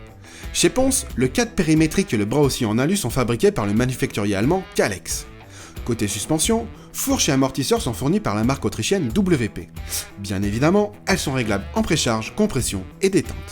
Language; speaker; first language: French; native; French